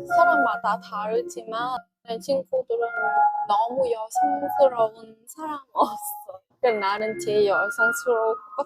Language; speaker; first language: Korean; non-native, learner; Vietnamese